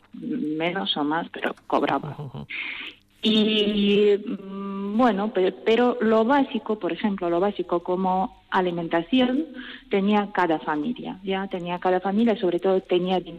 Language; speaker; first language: Spanish; non-native, fluent; Russian